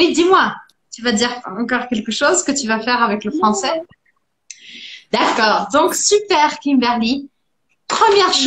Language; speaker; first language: French; non-native, fluent; Portuguese